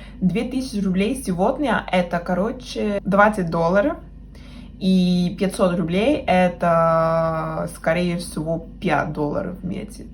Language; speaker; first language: Russian; non-native, fluent; Spanish